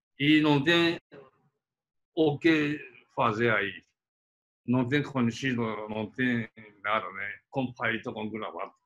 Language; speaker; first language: Portuguese; non-native, fluent; Japanese